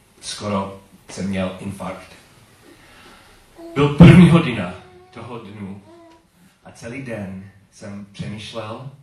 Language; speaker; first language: Czech; non-native, learner; English